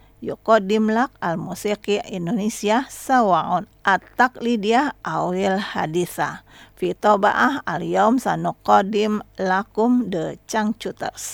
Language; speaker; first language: Arabic; non-native, learner; Indonesian